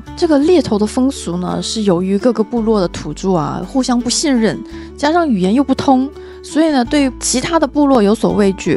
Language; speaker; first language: Chinese; native; Chinese